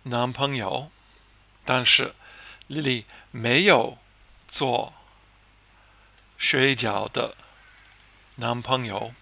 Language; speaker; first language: Chinese; non-native, fluent; English